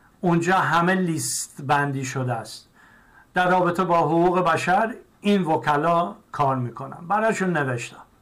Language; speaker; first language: Persian; native; Persian